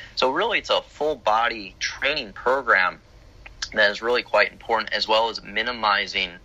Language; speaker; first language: English; native; English